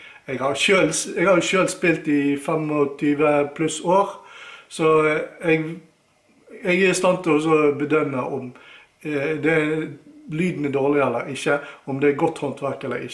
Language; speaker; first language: Norwegian; native; Norwegian